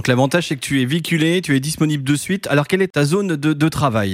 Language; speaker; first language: French; native; French